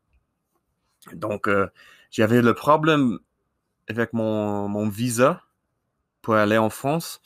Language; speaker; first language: French; non-native, learner; English